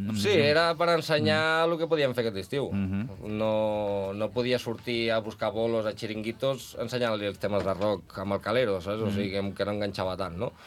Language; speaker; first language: Catalan; non-native, local second language; Spanish